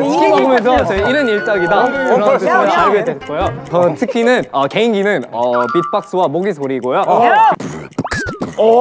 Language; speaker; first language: Korean; early bilingual, heritage; English